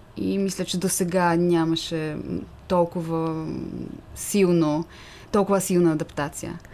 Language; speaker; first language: Bulgarian; non-native, fluent; Polish